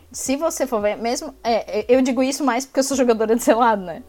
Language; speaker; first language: Portuguese; native; Portuguese